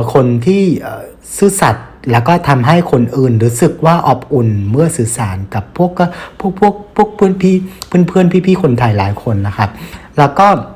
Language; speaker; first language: Thai; non-native, fluent; Vietnamese